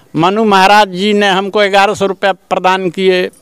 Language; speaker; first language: Hindi; native; Hindi